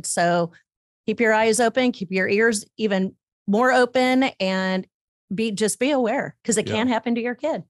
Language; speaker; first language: English; native; English